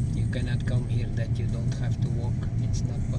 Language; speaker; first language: English; non-native, fluent; Dutch